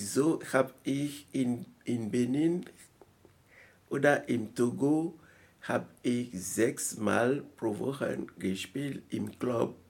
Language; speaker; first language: German; non-native, learner; French